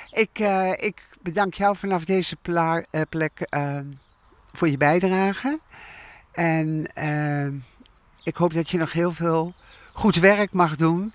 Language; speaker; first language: Dutch; native; Dutch